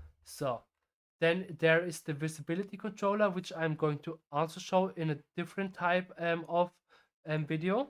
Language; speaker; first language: English; non-native, fluent; German